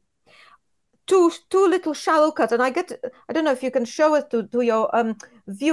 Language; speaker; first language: English; non-native, fluent; Polish